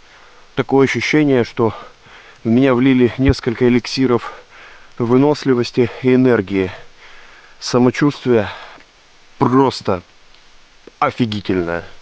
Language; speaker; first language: Russian; native; Russian